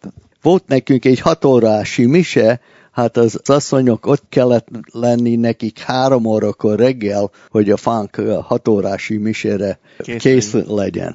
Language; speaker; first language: Hungarian; early bilingual, heritage; Hungarian